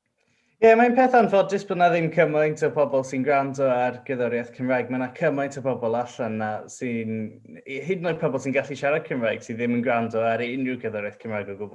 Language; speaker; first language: Welsh; non-native, local second language; English